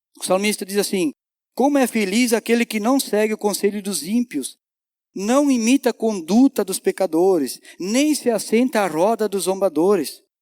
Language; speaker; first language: Portuguese; native; Portuguese